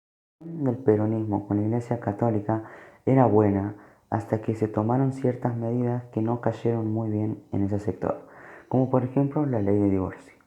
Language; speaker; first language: Spanish; native; Spanish